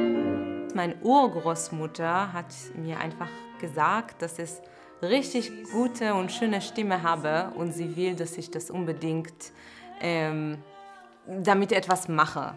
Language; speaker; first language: German; non-native, fluent; Hebrew